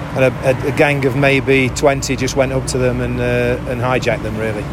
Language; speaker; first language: English; native; English